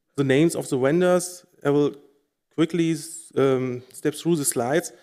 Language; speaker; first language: English; non-native, fluent; German